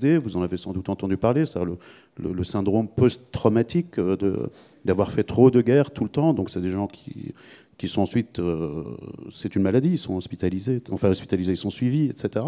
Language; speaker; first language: French; native; French